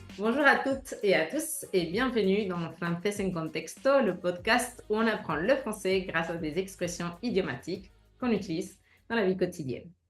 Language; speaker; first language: French; native; French